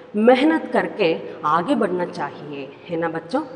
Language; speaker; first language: Hindi; non-native, local second language; Kannada